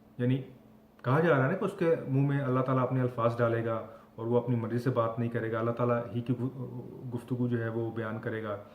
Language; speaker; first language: Urdu; non-native, local second language; Punjabi